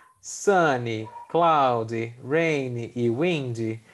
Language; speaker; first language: English; non-native, fluent; Portuguese